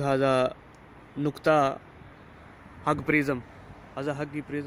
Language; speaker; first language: Arabic; non-native, learner; Urdu